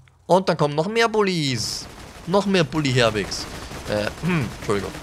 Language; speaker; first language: German; native; German